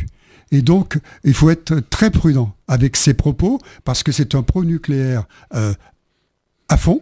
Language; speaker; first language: French; native; French